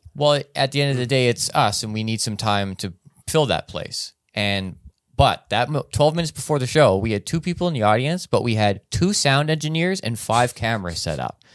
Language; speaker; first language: English; native; English